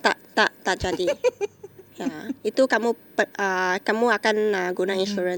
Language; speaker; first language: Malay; non-native, local second language; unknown